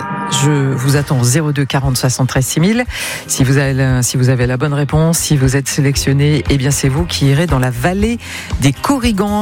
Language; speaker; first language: French; native; French